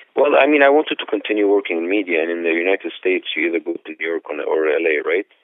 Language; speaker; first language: English; non-native, fluent; Arabic